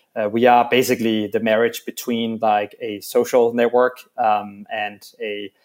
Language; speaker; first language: English; non-native, fluent; Danish